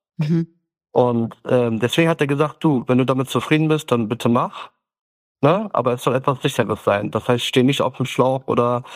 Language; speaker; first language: German; early bilingual, other home language; Turkish